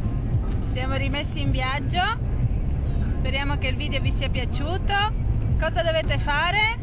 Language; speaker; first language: Italian; native; Italian